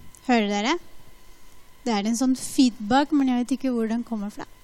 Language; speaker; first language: Norwegian; non-native, fluent; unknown